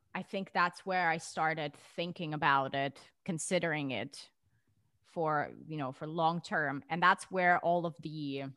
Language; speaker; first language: English; non-native, fluent; Russian